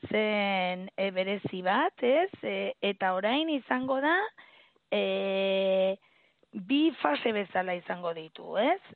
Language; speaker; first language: Basque; native; Basque